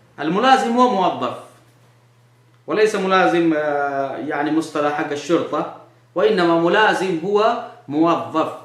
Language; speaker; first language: Arabic; non-native, fluent; Urdu